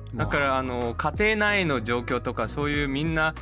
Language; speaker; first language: Japanese; non-native, fluent; Chinese